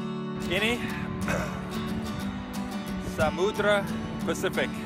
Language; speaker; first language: Indonesian; non-native, fluent; English